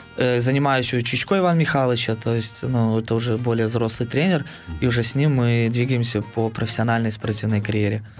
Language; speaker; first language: Russian; native; Russian